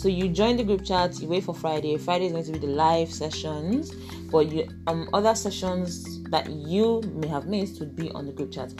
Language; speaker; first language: English; non-native, local second language; Igbo